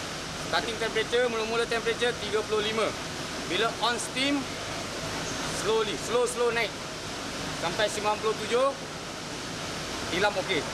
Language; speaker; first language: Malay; non-native, learner; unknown